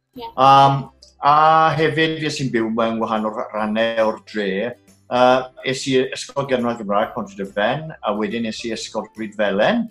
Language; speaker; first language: Welsh; native; Welsh